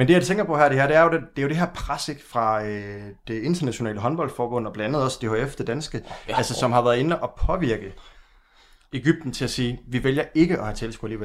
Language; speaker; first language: Danish; native; Danish